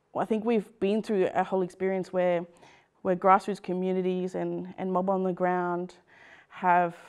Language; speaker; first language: English; native; English